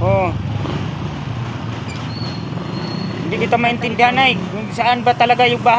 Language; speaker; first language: Filipino; non-native, local second language; Cebuano